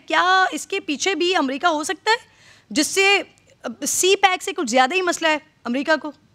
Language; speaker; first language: Urdu; native; Urdu